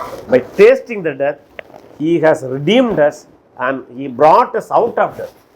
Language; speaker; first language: English; non-native, local second language; Tamil